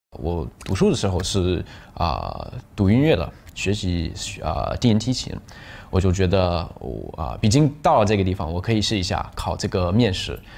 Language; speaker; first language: Chinese; non-native, fluent; English